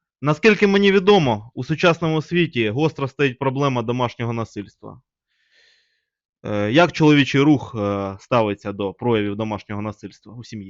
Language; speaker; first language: Ukrainian; native; Ukrainian